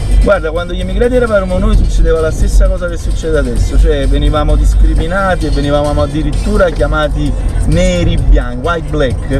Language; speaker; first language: Italian; native; Italian